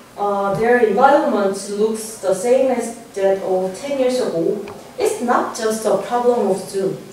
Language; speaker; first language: English; non-native, learner; Korean